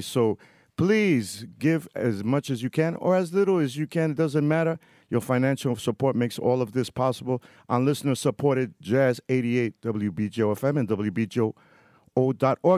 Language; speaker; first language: English; early bilingual, other home language; Spanish